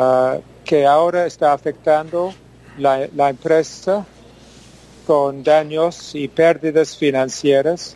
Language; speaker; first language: Spanish; non-native, fluent; English